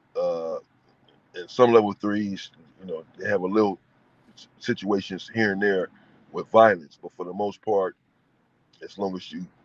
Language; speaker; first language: English; native; English